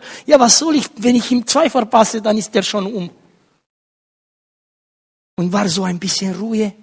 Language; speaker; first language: German; non-native, fluent; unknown